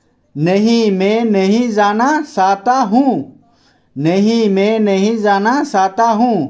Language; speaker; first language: Hindi; non-native, fluent; Bangla